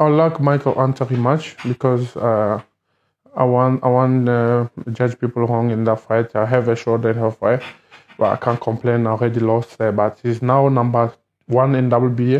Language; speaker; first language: English; non-native, learner; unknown